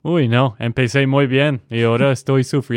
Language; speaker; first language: Spanish; non-native, fluent; English